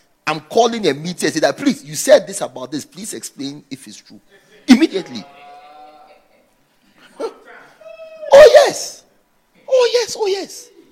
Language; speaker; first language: English; non-native, local second language; Akan